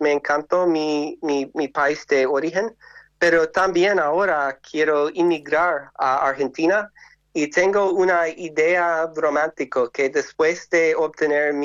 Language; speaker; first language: Spanish; non-native, fluent; English